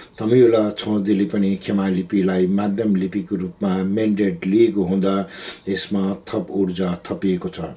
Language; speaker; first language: Nepali; non-native, local second language; Gurung